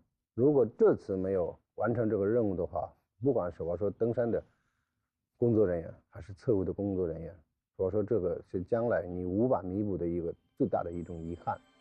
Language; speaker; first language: Chinese; native; Chinese